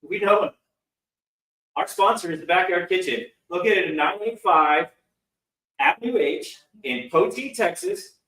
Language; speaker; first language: English; native; English